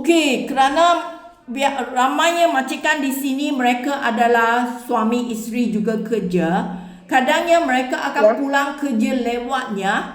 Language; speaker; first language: Indonesian; non-native, learner; Filipino